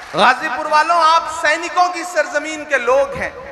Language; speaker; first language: Hindi; non-native, local second language; Awadhi